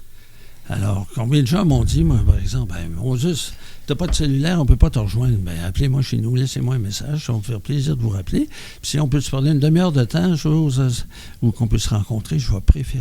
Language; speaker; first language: French; native; French